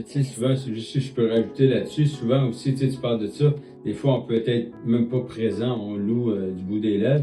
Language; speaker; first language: French; native; French